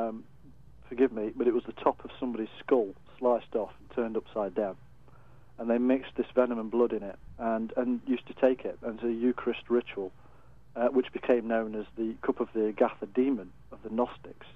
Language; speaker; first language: English; native; English